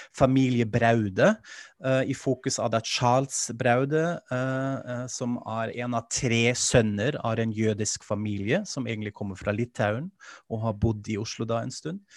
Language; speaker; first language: Norwegian; non-native, fluent; German